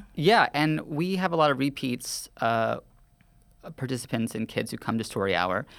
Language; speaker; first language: English; native; English